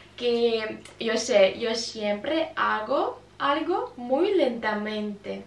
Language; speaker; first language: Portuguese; non-native, learner; Russian